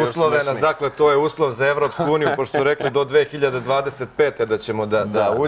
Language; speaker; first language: Croatian; native; Croatian